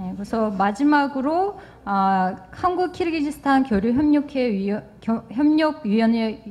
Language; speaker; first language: Korean; non-native, fluent; Kyrgyz